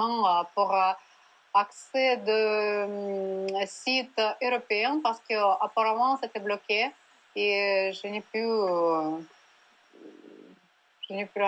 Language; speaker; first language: French; non-native, learner; Russian